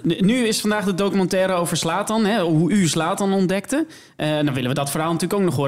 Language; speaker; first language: Dutch; native; Dutch